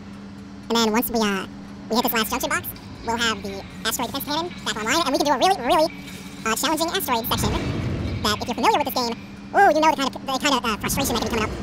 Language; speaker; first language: English; native; English